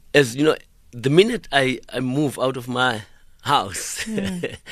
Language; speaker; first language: English; non-native, local second language; Xhosa